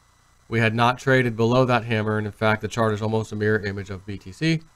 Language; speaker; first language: English; native; English